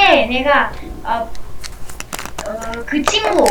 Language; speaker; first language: Korean; non-native, learner; Vietnamese